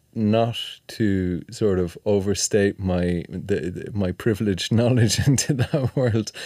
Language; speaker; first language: English; native; English